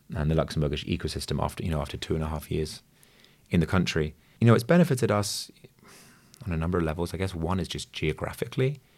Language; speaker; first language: English; native; English